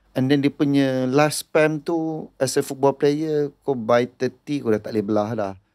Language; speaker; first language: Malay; native; Malay